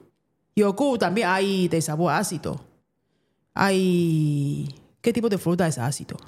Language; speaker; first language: Spanish; non-native, fluent; Chinese